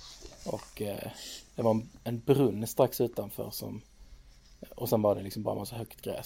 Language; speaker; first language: Swedish; native; Swedish